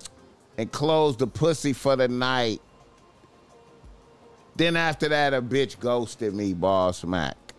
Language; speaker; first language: English; native; English